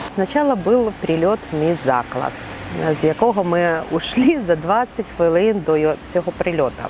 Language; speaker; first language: Ukrainian; non-native, local second language; Russian